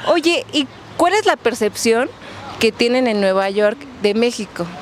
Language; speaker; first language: Spanish; native; Spanish